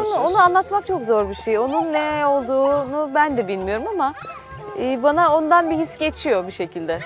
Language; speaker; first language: Turkish; native; Turkish